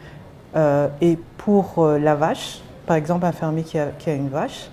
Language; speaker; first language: French; non-native, local second language; Kinyarwanda